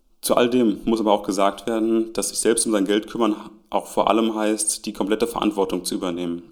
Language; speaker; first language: German; native; German